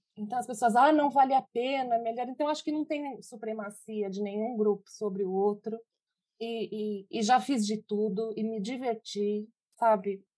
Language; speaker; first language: Portuguese; early bilingual, other home language; Spanish